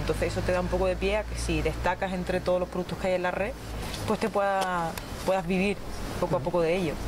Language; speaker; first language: Spanish; native; Spanish